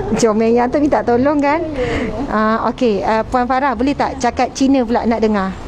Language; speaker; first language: Malay; native; Malay